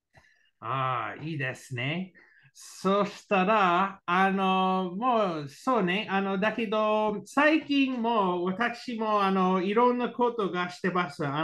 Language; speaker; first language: Japanese; non-native, learner; English